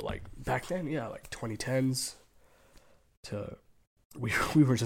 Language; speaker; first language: English; native; English